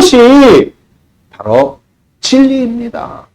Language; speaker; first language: Korean; native; Korean